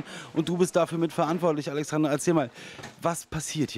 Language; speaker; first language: German; native; German